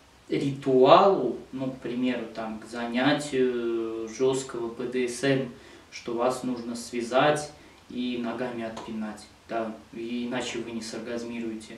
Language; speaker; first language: Russian; native; Russian